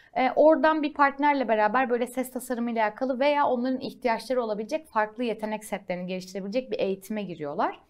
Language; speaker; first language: Turkish; native; Turkish